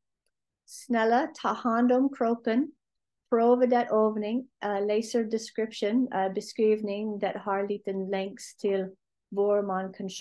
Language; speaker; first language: Swedish; non-native, learner; English